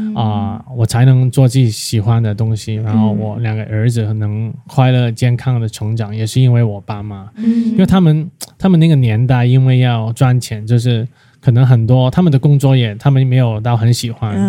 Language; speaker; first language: Chinese; non-native, fluent; Cantonese